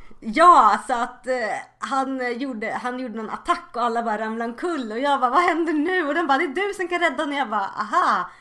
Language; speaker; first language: Swedish; native; Swedish